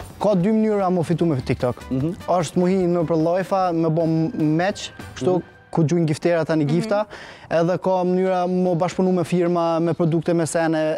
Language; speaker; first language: Albanian; early bilingual, heritage; Albanian